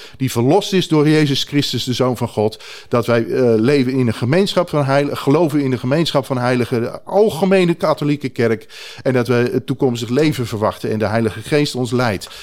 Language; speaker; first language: Dutch; native; Dutch